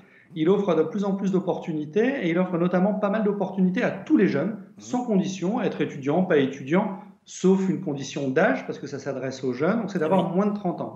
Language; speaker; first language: French; native; French